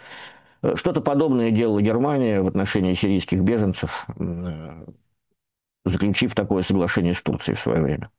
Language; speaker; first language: Russian; native; Russian